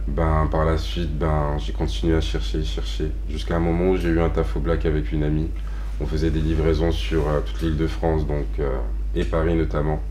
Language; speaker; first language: French; native; French